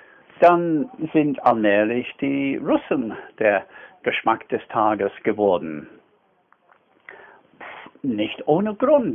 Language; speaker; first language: German; non-native, fluent; English